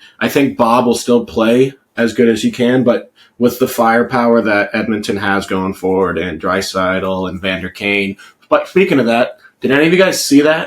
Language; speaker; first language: English; native; English